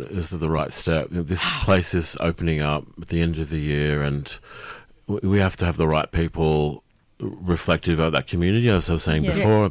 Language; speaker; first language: English; native; English